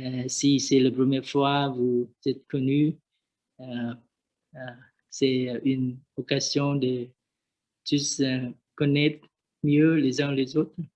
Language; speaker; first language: French; non-native, learner; Vietnamese